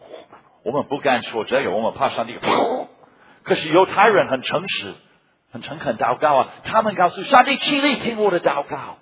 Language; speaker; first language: Chinese; non-native, fluent; English